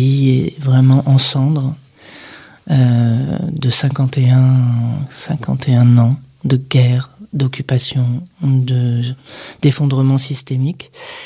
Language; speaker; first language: French; non-native, local second language; Arabic